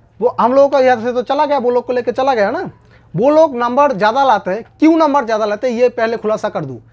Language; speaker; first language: Hindi; non-native, local second language; Bangla